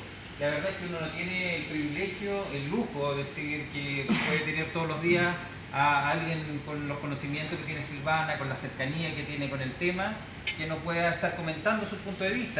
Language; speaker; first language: Spanish; native; Spanish